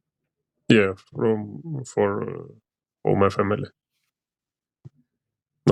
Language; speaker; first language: English; non-native, learner; Ukrainian